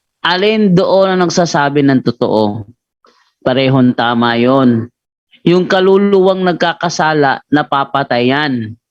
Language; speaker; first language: Filipino; non-native, local second language; Cebuano